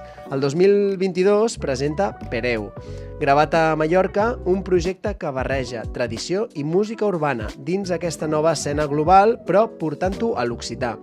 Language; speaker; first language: Catalan; native; Catalan